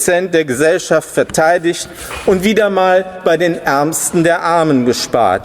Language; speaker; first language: German; native; German